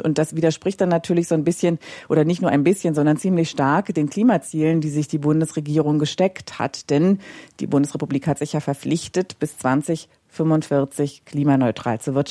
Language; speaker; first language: German; native; German